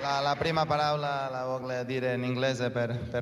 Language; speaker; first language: Italian; non-native, fluent; Spanish